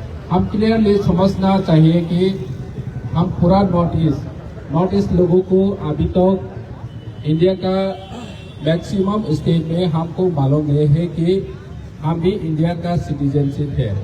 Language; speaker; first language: Hindi; non-native, local second language; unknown